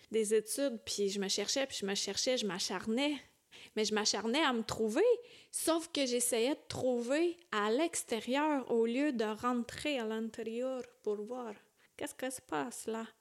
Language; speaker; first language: French; native; French